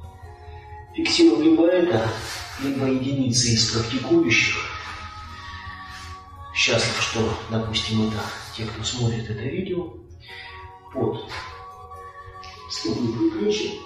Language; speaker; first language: Russian; native; Russian